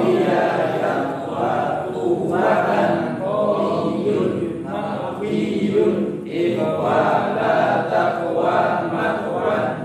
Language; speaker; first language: Arabic; non-native, learner; Indonesian